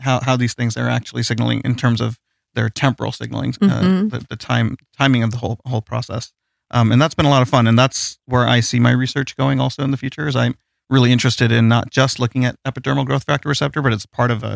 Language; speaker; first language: English; early bilingual, other home language; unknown